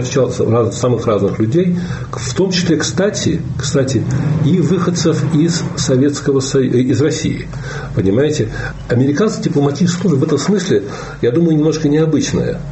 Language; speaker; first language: Russian; native; Russian